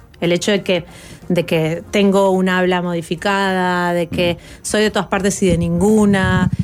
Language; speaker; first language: Spanish; native; Spanish